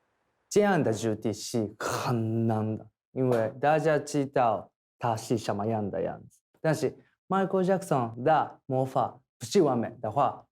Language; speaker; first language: Chinese; non-native, fluent; Thai